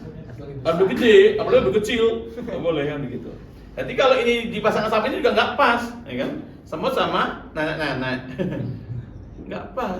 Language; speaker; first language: Indonesian; native; Indonesian